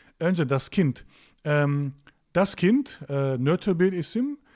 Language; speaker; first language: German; non-native, fluent; Turkish